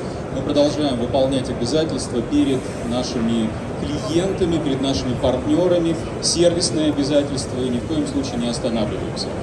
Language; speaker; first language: Russian; native; Russian